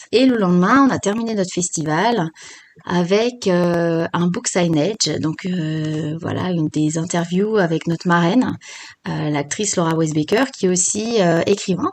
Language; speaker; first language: French; native; French